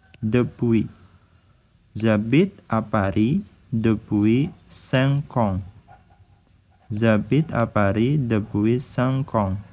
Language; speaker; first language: French; non-native, fluent; Indonesian